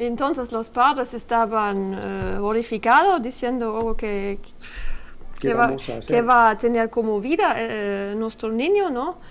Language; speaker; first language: Spanish; non-native, learner; French